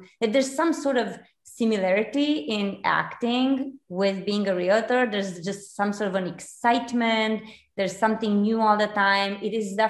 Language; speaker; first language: English; non-native, fluent; Romanian